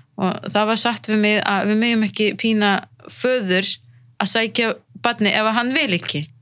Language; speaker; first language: Icelandic; non-native, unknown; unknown